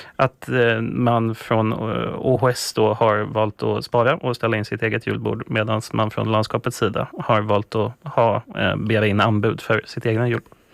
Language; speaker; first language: Swedish; native; Swedish